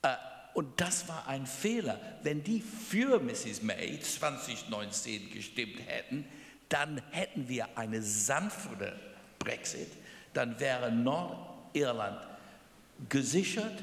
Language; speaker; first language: German; non-native, fluent; English